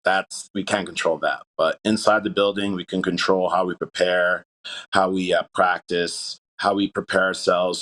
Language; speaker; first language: English; native; English